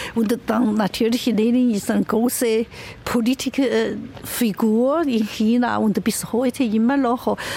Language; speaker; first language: German; non-native, fluent; Chinese